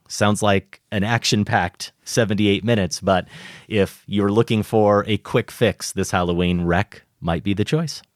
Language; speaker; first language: English; native; English